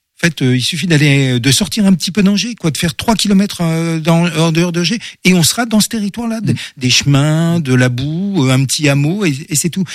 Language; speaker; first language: French; native; French